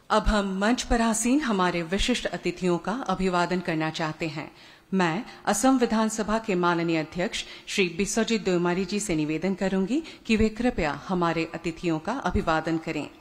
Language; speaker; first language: Hindi; non-native, local second language; Assamese